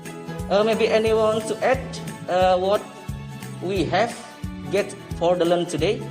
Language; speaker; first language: English; non-native, learner; Indonesian